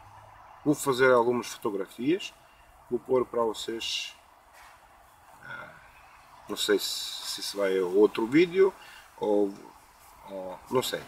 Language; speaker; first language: Portuguese; non-native, learner; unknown